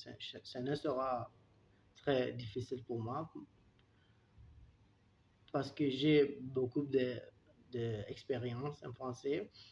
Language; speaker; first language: French; non-native, learner; Turkish